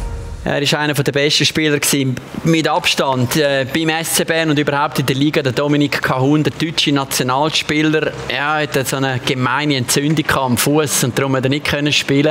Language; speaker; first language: German; native; German